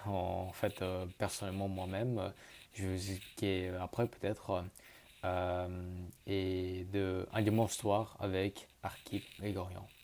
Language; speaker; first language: French; early bilingual, other home language; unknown